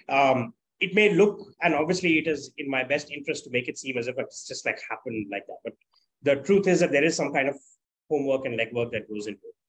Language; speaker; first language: English; non-native, local second language; Tamil